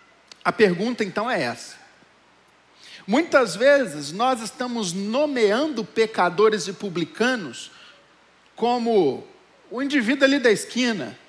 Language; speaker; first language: Portuguese; native; Portuguese